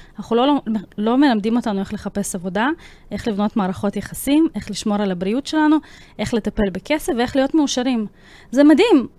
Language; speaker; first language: Hebrew; early bilingual, other home language; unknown